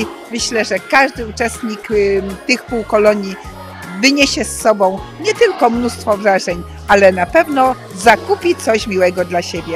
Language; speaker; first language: Polish; native; Polish